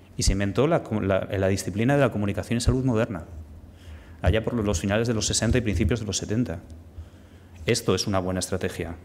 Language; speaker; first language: Spanish; native; Spanish